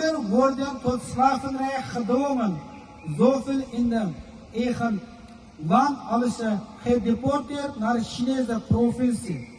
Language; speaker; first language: Dutch; non-native, fluent; Uyghur